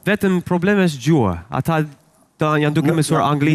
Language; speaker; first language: Albanian; non-native, learner; English